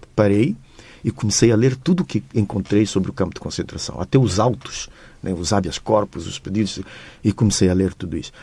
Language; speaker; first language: Portuguese; non-native, local second language; Kabuverdianu